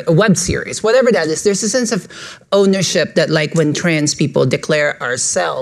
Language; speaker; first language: English; non-native, local second language; Filipino